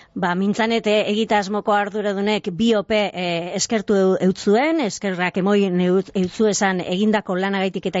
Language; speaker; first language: Basque; native; Basque